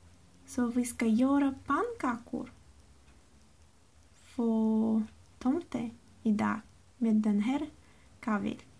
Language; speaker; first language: Swedish; non-native, learner; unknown